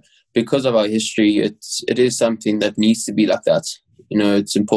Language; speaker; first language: English; native; English